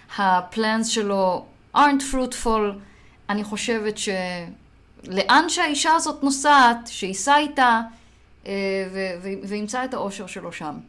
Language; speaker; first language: Hebrew; native; Hebrew